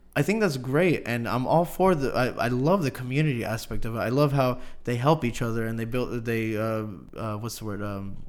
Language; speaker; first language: English; native; English